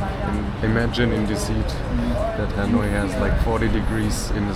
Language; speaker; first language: English; non-native, fluent; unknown